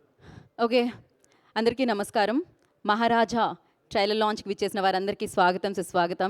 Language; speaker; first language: Telugu; native; Telugu